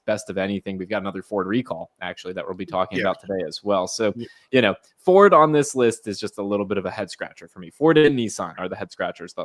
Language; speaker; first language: English; native; English